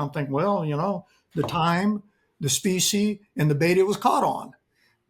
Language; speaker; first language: English; native; English